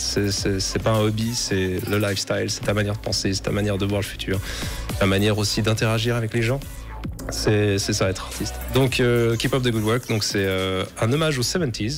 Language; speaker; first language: French; native; French